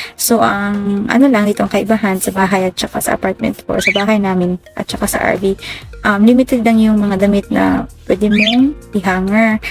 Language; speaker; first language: Filipino; native; Filipino